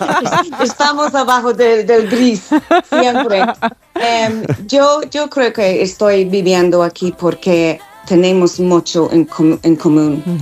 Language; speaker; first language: Spanish; non-native, fluent; English